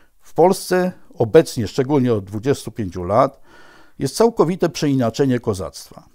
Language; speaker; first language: Polish; native; Polish